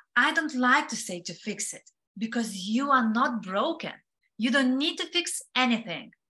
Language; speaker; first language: English; non-native, fluent; Lithuanian